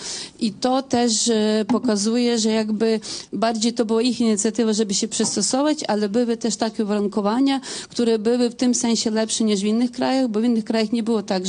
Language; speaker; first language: Polish; non-native, fluent; Ukrainian